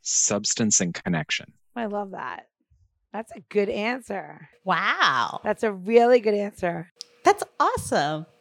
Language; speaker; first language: English; native; English